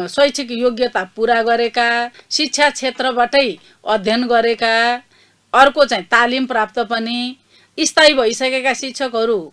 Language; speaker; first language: Nepali; native; Nepali